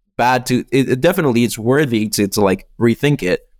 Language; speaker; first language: English; non-native, fluent; Czech